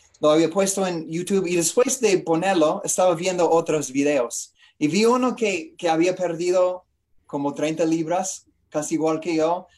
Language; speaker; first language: Spanish; non-native, learner; English